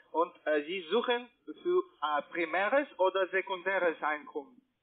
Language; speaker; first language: German; non-native, learner; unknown